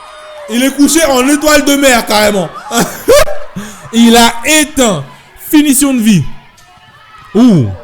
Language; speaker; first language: French; native; French